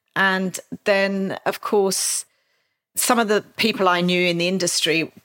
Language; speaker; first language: English; native; English